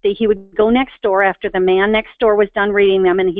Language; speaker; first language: English; native; English